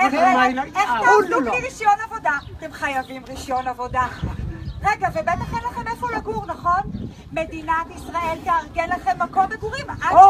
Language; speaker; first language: Hebrew; native; Hebrew